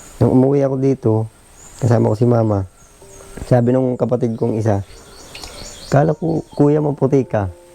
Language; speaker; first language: Filipino; non-native, local second language; Bikol